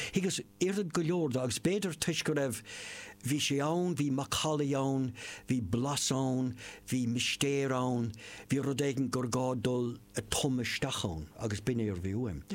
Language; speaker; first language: Irish; non-native, local second language; English